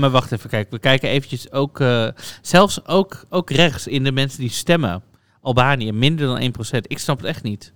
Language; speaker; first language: Dutch; native; Dutch